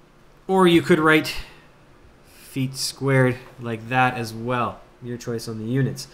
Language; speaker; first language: English; native; English